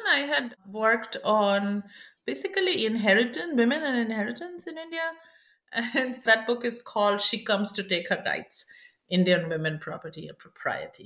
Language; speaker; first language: English; non-native, local second language; Bangla